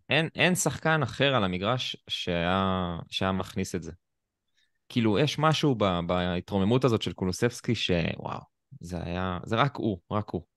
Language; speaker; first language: Hebrew; native; Hebrew